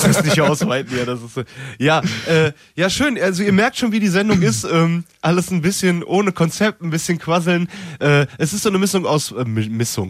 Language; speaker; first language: German; native; German